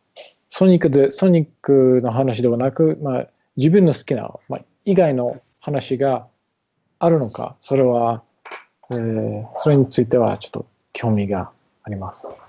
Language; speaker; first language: Japanese; non-native, learner; English